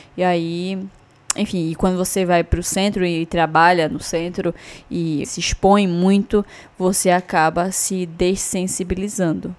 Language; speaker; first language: Portuguese; native; Portuguese